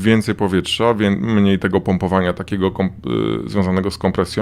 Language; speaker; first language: Polish; native; Polish